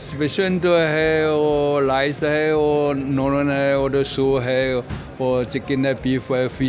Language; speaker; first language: Hindi; non-native, learner; Chinese